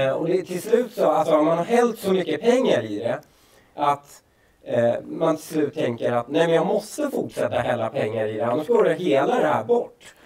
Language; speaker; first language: Swedish; early bilingual, other home language; Persian